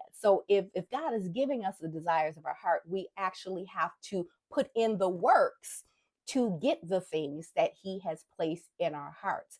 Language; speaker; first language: English; native; English